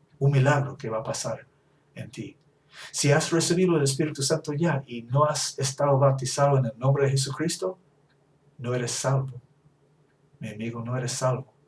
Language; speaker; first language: Spanish; non-native, fluent; English